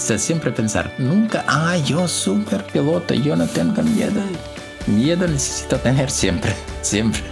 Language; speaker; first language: Spanish; non-native, learner; Russian